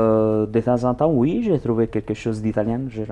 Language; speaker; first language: French; non-native, learner; Italian